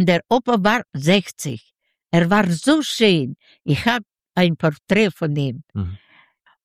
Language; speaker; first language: German; non-native, learner; Yiddish